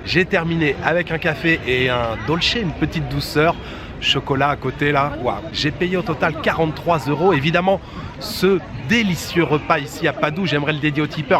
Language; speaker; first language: French; native; French